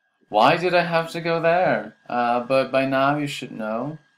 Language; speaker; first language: English; non-native, fluent; Portuguese